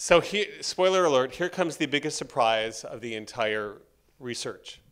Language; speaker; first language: English; native; English